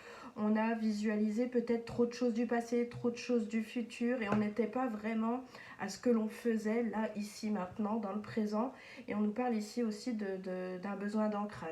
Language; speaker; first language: French; native; French